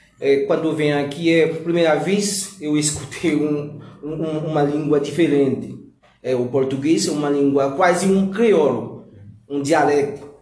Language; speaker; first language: Portuguese; non-native, learner; Haitian Creole